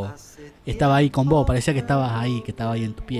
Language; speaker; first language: Spanish; native; Spanish